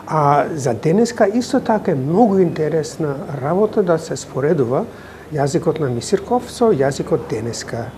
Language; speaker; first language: Macedonian; non-native, fluent; English